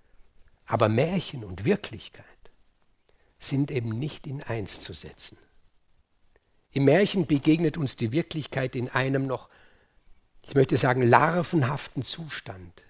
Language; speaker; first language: German; native; German